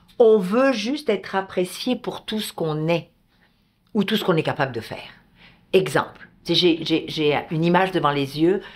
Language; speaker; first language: French; native; French